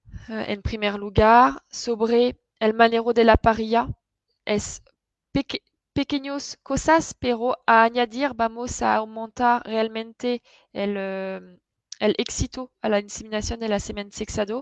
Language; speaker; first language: Spanish; non-native, fluent; French